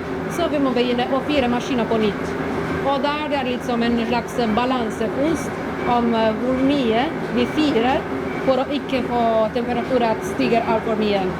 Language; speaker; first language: Norwegian; non-native, fluent; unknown